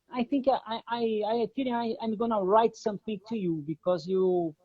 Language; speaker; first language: English; non-native, learner; Portuguese